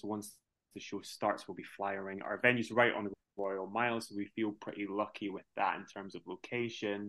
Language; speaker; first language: English; native; English